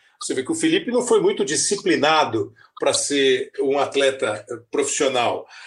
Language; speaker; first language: Portuguese; native; Portuguese